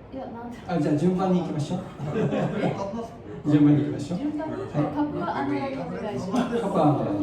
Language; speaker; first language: Japanese; native; Japanese